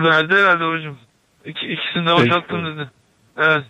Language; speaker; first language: Turkish; native; Turkish